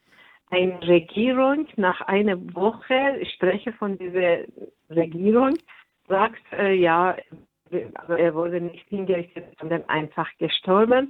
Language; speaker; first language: German; non-native, fluent; Persian